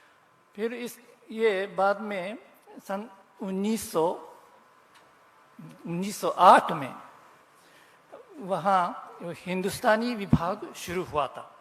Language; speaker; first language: Hindi; non-native, fluent; Japanese